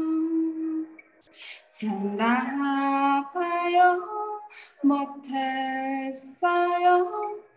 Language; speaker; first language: Korean; non-native, learner; Vietnamese